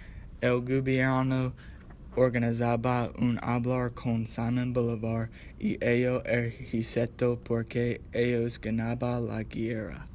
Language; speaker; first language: Spanish; non-native, learner; English